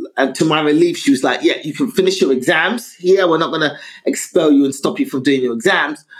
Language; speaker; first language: English; native; English